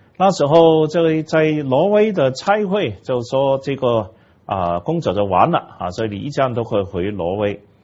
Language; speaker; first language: Chinese; non-native, local second language; Cantonese